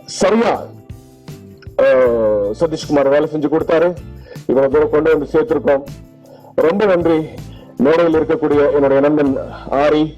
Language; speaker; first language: Tamil; native; Tamil